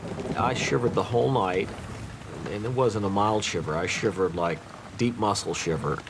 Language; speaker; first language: English; native; English